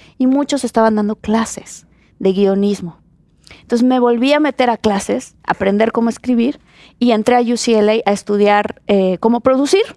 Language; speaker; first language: Spanish; native; Spanish